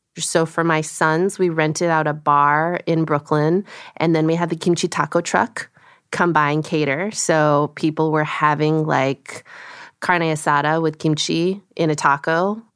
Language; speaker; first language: English; early bilingual, other home language; Korean